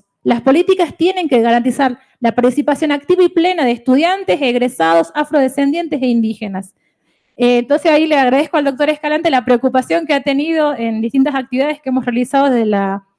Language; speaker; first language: Spanish; native; Spanish